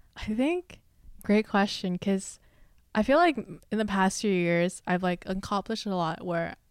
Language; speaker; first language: English; early bilingual, other home language; Chinese